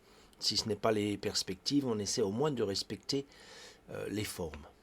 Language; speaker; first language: French; native; French